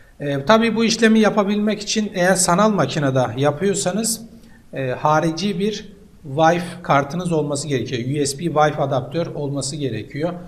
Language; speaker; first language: Turkish; native; Turkish